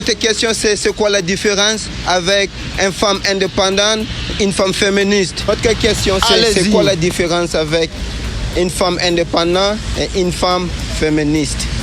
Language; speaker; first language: French; non-native, fluent; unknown